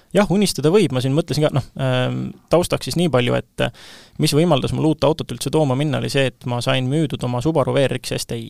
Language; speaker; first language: Estonian; native; Estonian